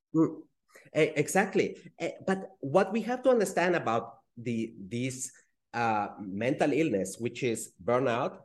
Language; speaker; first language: English; non-native, fluent; Spanish